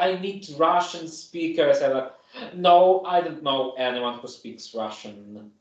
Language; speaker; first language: English; non-native, fluent; German